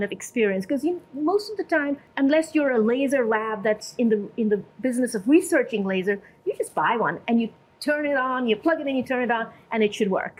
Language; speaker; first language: English; non-native, local second language; Urdu